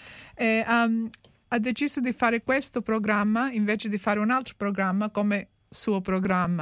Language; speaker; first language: Italian; early bilingual, heritage; Italian